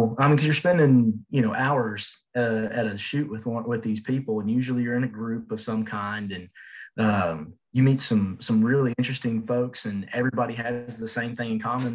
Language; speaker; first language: English; native; English